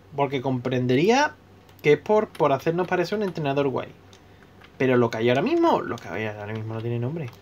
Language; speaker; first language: Spanish; native; Spanish